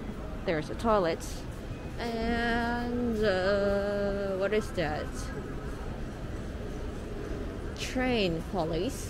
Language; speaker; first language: English; non-native, learner; Korean